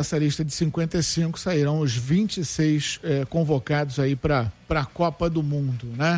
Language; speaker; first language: Portuguese; native; Portuguese